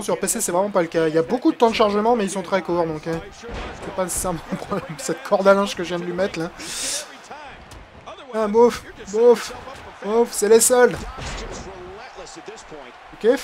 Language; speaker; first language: French; native; French